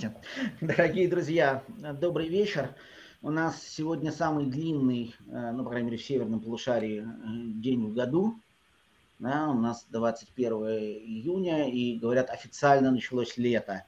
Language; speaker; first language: Russian; native; Russian